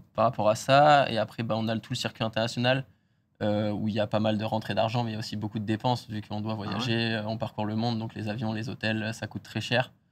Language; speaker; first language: French; native; French